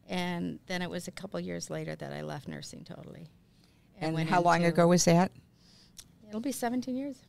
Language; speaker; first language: English; native; English